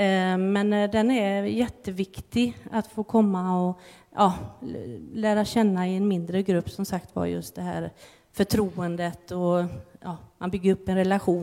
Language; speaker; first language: Swedish; native; Swedish